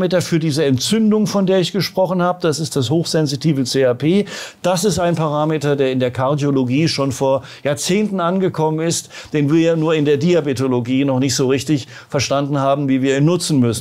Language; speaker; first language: German; native; German